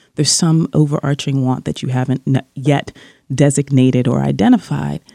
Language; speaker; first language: English; native; English